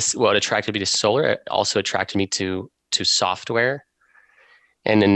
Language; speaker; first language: English; native; English